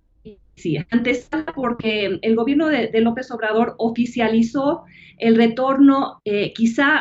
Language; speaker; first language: Spanish; native; Spanish